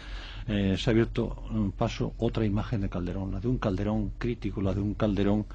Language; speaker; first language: Spanish; native; Spanish